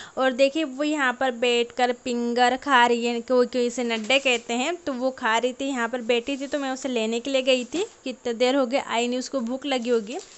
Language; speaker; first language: Hindi; non-native, local second language; Marathi